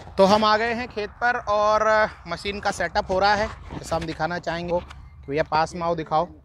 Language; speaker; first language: Hindi; native; Hindi